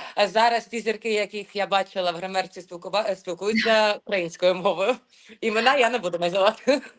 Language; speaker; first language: Ukrainian; non-native, local second language; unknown